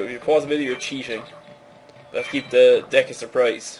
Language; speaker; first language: English; native; English